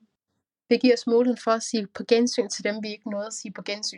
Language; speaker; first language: Danish; native; Danish